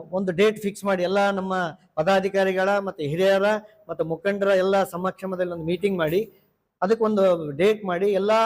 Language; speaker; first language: Kannada; native; Kannada